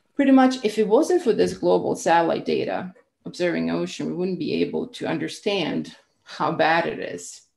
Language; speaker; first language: English; non-native, fluent; Croatian